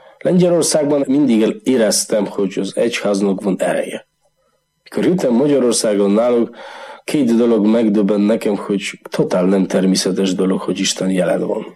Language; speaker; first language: Hungarian; non-native, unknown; Polish